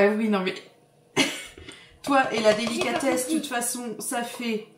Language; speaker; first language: French; native; French